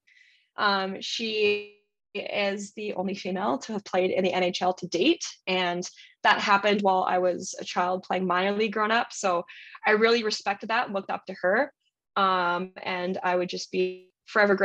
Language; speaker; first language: English; native; English